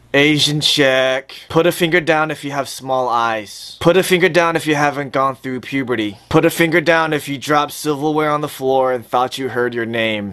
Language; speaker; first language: English; early bilingual, other home language; Chinese